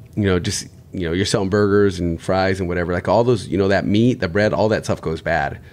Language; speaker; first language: English; native; English